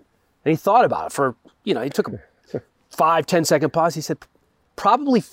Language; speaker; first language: English; native; English